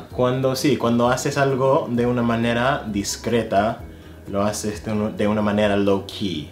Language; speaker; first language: Spanish; non-native, fluent; English